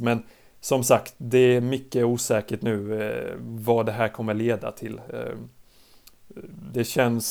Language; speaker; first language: Swedish; native; Swedish